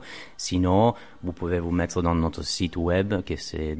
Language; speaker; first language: French; non-native, fluent; Spanish